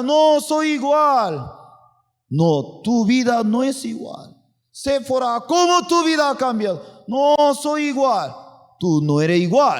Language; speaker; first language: Spanish; non-native, fluent; Korean